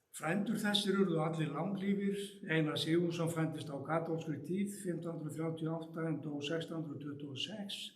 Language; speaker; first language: Icelandic; native; Icelandic